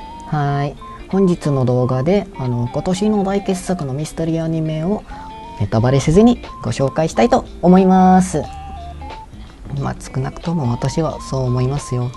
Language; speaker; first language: Japanese; non-native, fluent; Malay